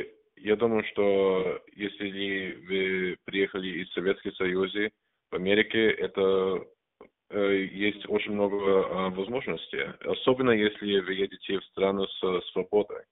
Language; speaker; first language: Russian; non-native, learner; English